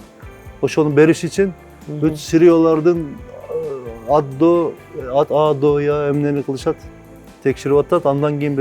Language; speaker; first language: Kyrgyz; non-native, learner; Turkish